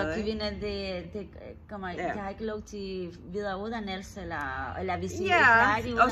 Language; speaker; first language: Danish; non-native, learner; Spanish